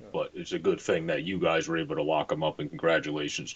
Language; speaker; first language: English; native; English